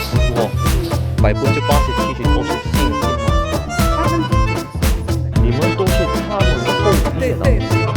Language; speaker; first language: Chinese; non-native, fluent; Korean